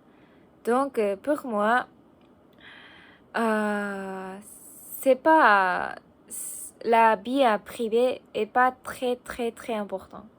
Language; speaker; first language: French; non-native, learner; Japanese